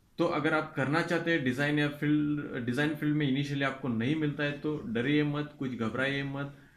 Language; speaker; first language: Hindi; non-native, local second language; Kannada